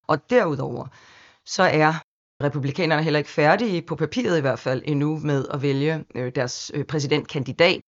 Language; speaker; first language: Danish; native; Danish